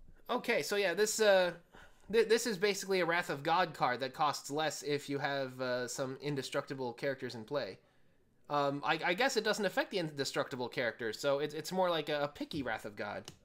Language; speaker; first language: English; native; English